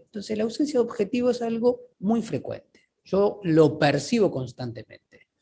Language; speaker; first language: Spanish; native; Spanish